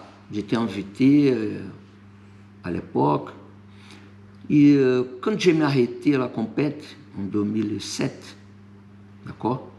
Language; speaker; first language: French; non-native, fluent; Portuguese